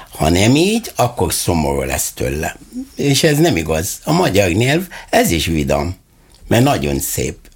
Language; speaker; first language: Hungarian; non-native, fluent; Arabic